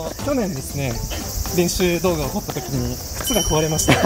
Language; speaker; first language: Japanese; native; Japanese